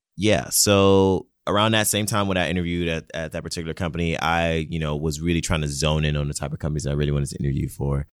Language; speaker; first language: English; non-native, local second language; Yoruba